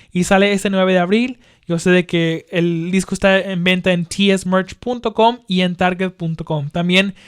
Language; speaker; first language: Spanish; early bilingual, heritage; Spanish